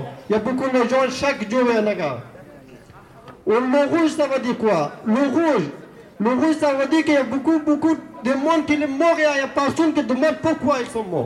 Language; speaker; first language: French; non-native, learner; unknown